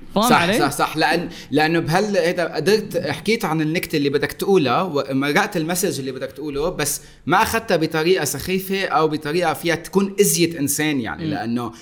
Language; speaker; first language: Arabic; native; Arabic